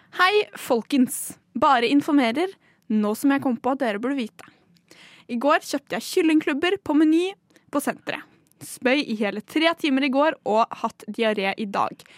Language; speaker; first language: Norwegian; native; Norwegian